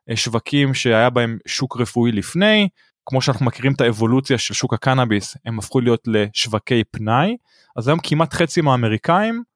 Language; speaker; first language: Hebrew; native; Hebrew